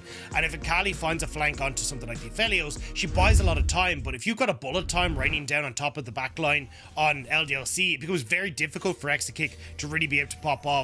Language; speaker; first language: English; native; English